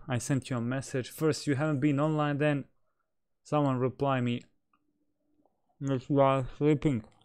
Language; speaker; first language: English; non-native, fluent; Bosnian